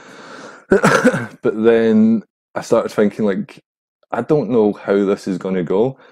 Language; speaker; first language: English; native; English